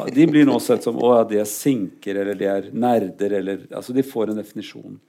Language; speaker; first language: Norwegian; native; Norwegian